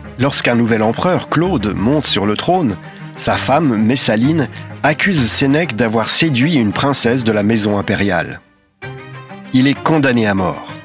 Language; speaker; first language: French; native; French